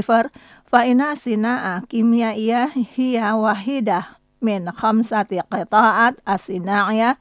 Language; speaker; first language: Arabic; non-native, fluent; Indonesian